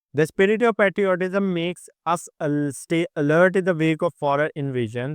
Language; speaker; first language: English; non-native, local second language; Urdu